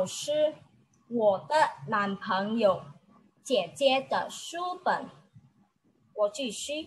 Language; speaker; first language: Chinese; non-native, learner; Indonesian